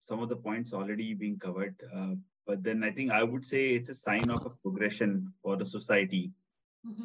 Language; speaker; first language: English; non-native, local second language; Hindi